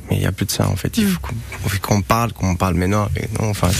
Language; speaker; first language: French; non-native, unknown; Romanian